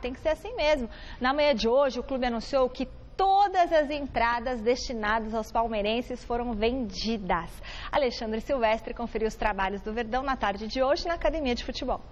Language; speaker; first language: Portuguese; native; Portuguese